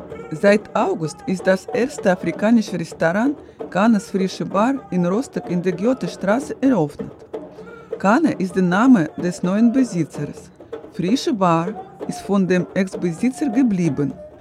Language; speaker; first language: German; non-native, fluent; Russian